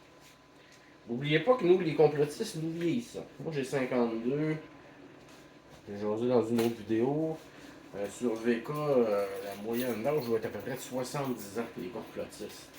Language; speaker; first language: French; native; French